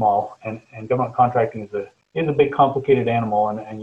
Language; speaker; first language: English; native; English